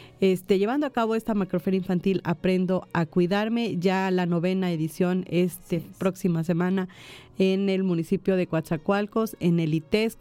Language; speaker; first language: Spanish; native; Spanish